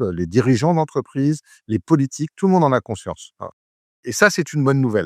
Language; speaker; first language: French; native; French